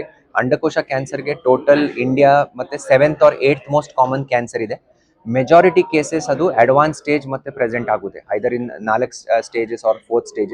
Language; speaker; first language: Kannada; non-native, learner; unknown